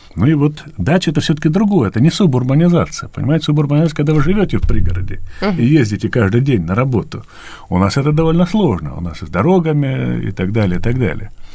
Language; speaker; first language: Russian; native; Russian